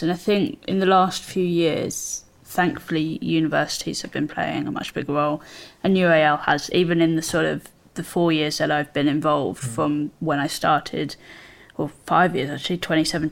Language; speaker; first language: English; native; English